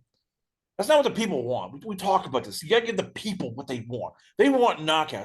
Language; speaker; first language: English; native; English